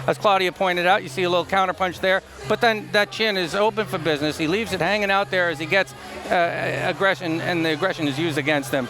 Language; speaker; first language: English; native; English